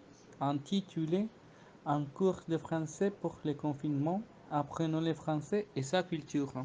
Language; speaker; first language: French; non-native, fluent; Spanish